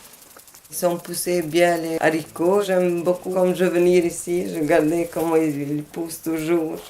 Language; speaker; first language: French; non-native, learner; Albanian